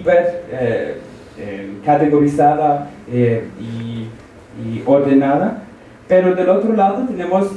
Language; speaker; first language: Spanish; non-native, fluent; French